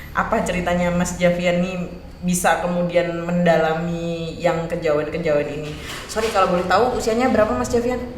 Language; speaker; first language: Indonesian; native; Indonesian